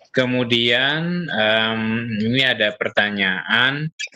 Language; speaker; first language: Indonesian; native; Indonesian